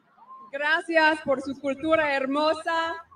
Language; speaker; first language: Spanish; non-native, learner; English